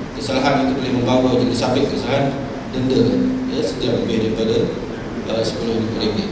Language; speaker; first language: Malay; native; Malay